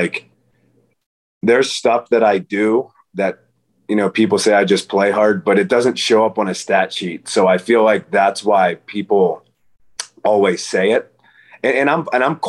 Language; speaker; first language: English; native; English